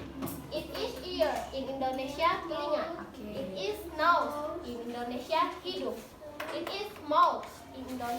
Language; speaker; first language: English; non-native, learner; Indonesian